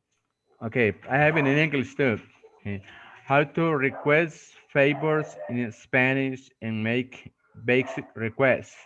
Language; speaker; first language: English; non-native, fluent; Spanish